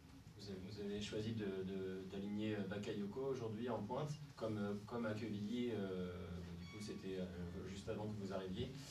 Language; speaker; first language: French; native; French